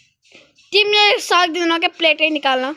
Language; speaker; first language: Nepali; native; Nepali